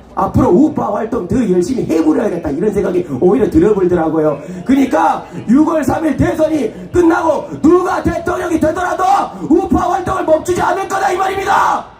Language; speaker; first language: Korean; native; Korean